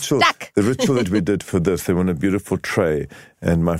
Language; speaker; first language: English; native; English